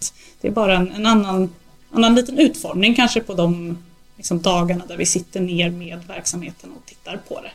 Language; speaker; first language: Swedish; native; Swedish